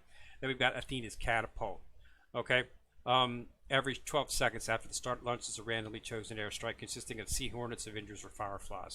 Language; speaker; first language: English; native; English